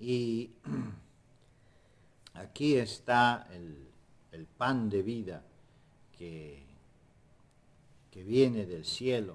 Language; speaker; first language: Spanish; non-native, fluent; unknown